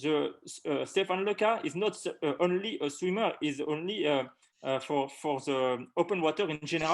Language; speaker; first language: English; non-native, learner; French